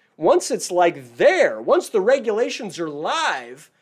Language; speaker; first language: English; native; English